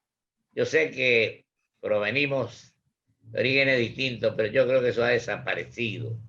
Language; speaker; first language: Spanish; native; Spanish